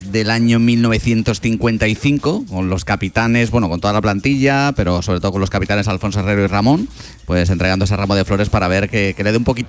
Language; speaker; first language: Spanish; native; Spanish